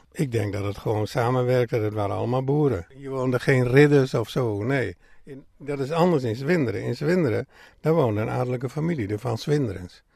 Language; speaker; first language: Dutch; native; Dutch